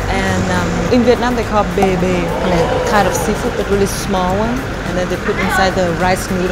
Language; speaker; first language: English; non-native, fluent; Vietnamese